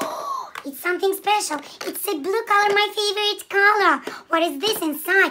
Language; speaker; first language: English; non-native, learner; Russian